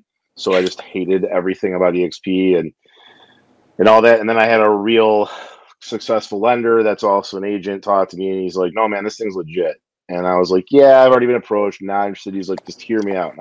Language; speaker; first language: English; native; English